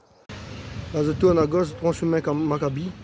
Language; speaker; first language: French; non-native, local second language; Réunion Creole French